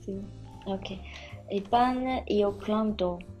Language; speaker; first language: Italian; non-native, learner; Chinese